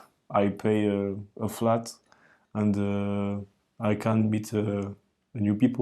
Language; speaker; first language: English; non-native, learner; French